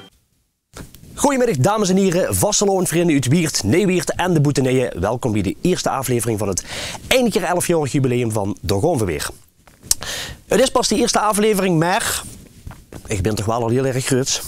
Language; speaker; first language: Dutch; native; Dutch